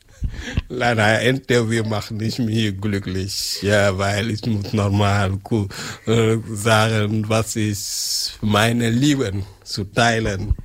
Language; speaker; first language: German; non-native, learner; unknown